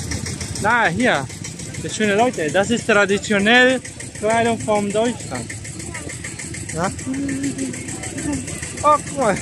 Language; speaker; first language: German; non-native, learner; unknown